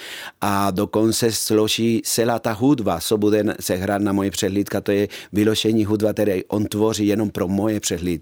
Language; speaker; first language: Czech; non-native, fluent; Spanish